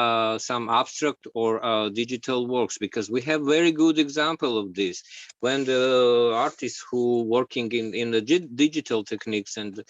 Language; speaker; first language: English; non-native, learner; Georgian